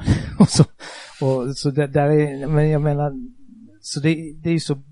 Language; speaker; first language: Swedish; native; Swedish